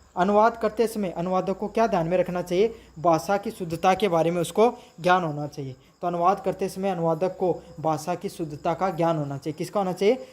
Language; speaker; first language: Hindi; native; Hindi